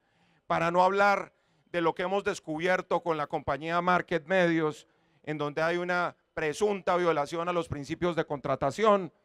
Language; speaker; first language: Spanish; native; Spanish